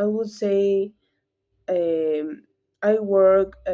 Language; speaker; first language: English; non-native, learner; Spanish